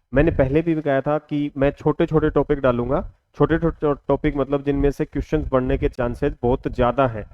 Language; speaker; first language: Hindi; native; Hindi